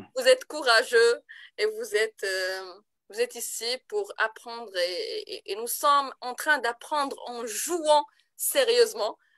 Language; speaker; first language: French; non-native, local second language; Arabic